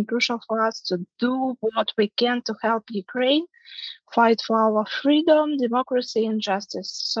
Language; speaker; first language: English; non-native, fluent; Ukrainian